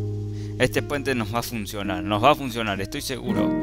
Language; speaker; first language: Spanish; native; Spanish